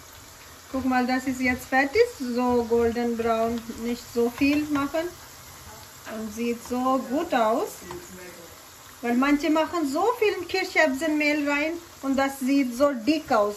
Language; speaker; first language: German; non-native, learner; Urdu